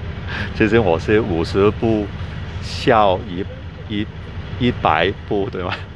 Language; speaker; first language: Chinese; non-native, fluent; Cantonese